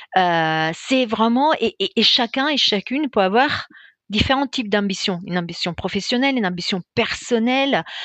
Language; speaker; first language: French; non-native, fluent; Italian